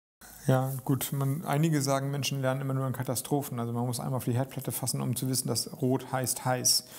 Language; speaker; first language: German; native; German